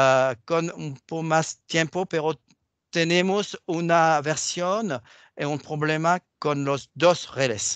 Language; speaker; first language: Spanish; non-native, learner; French